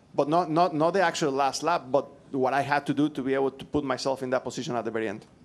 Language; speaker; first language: English; non-native, fluent; Spanish